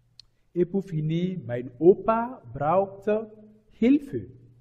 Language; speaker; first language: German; non-native, learner; French